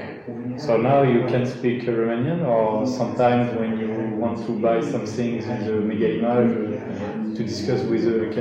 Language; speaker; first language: English; non-native, learner; French